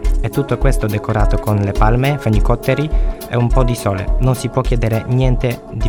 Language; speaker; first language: Italian; non-native, fluent; Polish